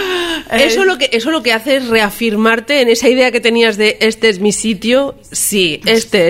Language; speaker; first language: Spanish; native; Spanish